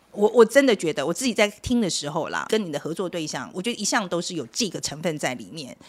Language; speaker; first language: Chinese; native; Chinese